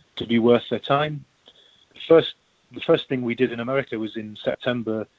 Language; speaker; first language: English; native; English